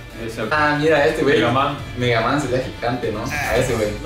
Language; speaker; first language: Spanish; native; Spanish